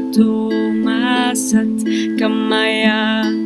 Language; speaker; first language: English; non-native, fluent; Dutch